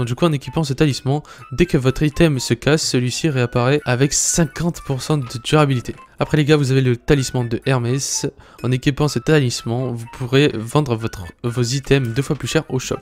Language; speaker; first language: French; native; French